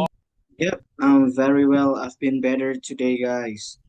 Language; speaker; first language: English; non-native, fluent; Indonesian